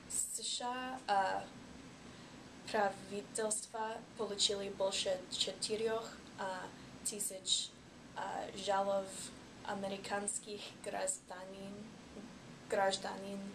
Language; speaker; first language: Russian; non-native, learner; English